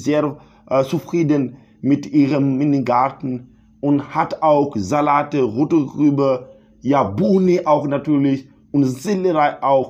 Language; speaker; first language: German; non-native, learner; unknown